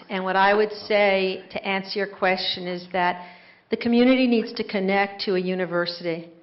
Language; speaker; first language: English; native; English